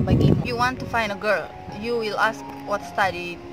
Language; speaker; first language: English; non-native, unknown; Indonesian